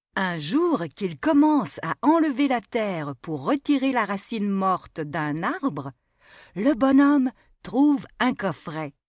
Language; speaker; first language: French; non-native, local second language; Arabic